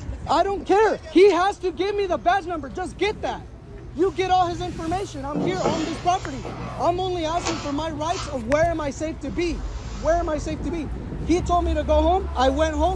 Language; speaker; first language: English; early bilingual, other home language; Spanish